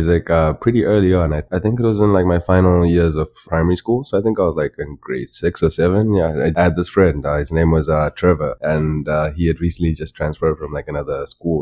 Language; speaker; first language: English; non-native, local second language; Shona